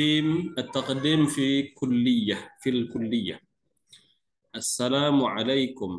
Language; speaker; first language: Arabic; non-native, learner; Indonesian